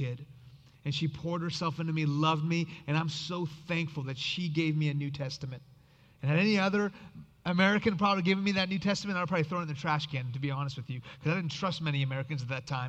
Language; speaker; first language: English; early bilingual, other home language; Persian